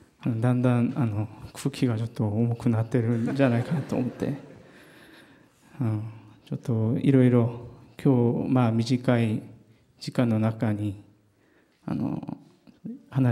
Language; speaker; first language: Japanese; non-native, fluent; Korean